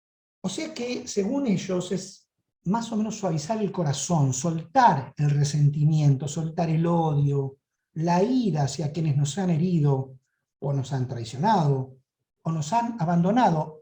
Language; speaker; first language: Spanish; native; Spanish